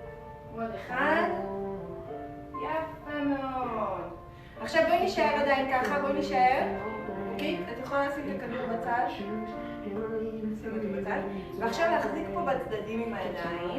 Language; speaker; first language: Hebrew; native; Hebrew